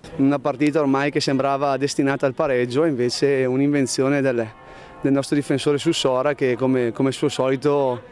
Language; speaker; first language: Italian; native; Italian